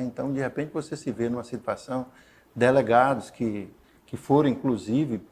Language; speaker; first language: Portuguese; native; Portuguese